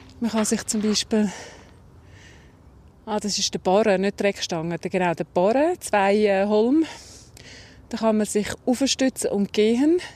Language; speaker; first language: German; native; German